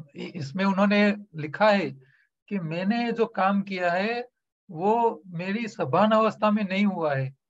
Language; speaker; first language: Hindi; non-native, local second language; Gujarati